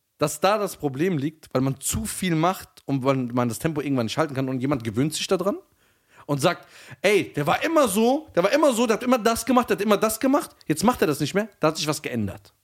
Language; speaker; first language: German; early bilingual, other home language; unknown